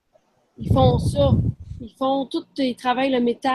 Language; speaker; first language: French; native; French